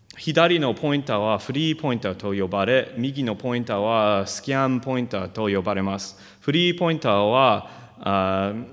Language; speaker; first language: Japanese; non-native, fluent; English